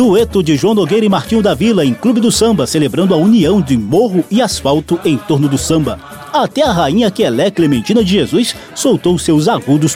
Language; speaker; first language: Portuguese; native; Portuguese